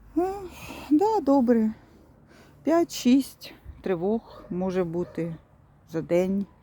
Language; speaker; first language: Ukrainian; native; Ukrainian